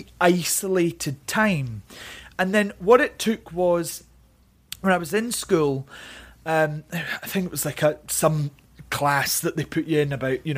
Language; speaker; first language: English; native; English